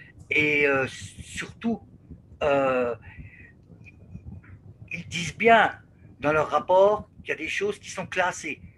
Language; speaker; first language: French; native; French